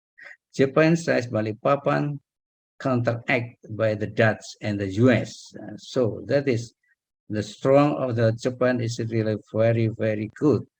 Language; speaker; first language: English; non-native, learner; Indonesian